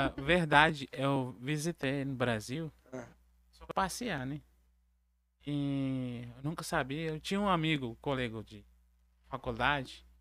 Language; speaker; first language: Portuguese; non-native, learner; Arabic